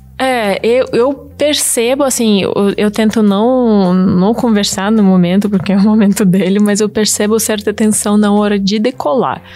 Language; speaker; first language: Portuguese; non-native, fluent; Russian